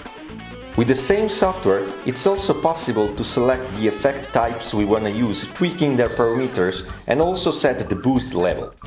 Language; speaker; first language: English; non-native, fluent; Italian